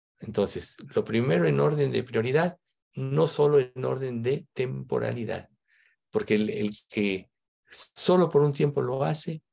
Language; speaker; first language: Spanish; native; Spanish